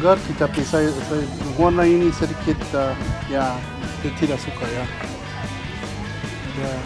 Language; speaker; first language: Indonesian; non-native, learner; English